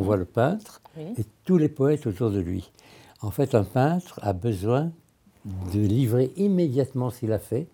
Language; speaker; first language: French; early bilingual, other home language; Russian